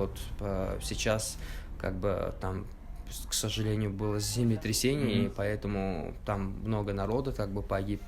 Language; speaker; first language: Russian; non-native, local second language; Uzbek